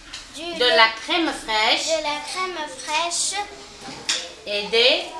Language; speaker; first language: French; non-native, local second language; Arabic